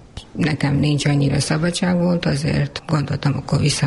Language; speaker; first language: Hungarian; non-native, learner; Urdu